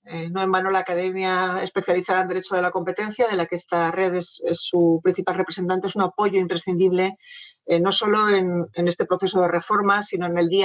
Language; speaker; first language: Spanish; native; Spanish